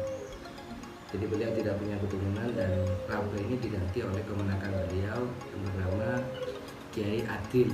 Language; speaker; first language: Indonesian; non-native, local second language; Madurese